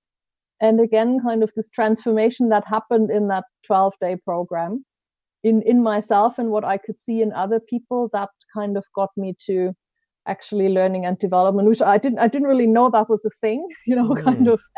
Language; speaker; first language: English; non-native, fluent; German